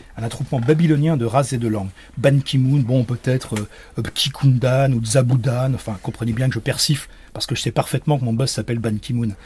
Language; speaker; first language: French; native; French